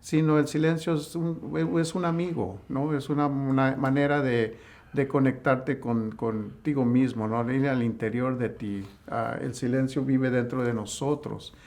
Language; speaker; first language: Spanish; early bilingual, other home language; English